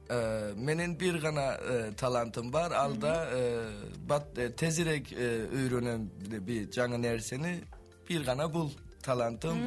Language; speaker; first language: Kyrgyz; non-native, learner; Turkish